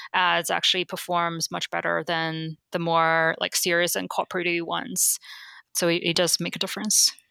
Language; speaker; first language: English; non-native, fluent; Chinese